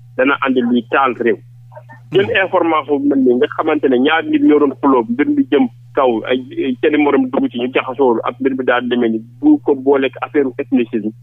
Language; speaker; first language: Wolof; non-native, local second language; Jola-Fonyi